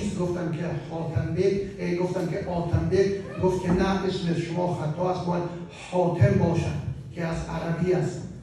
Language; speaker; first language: Persian; non-native, local second language; Shughni